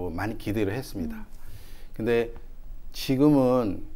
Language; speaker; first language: Korean; non-native, fluent; Burmese